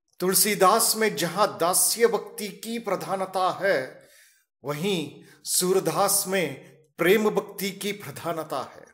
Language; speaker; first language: Hindi; non-native, local second language; Kannada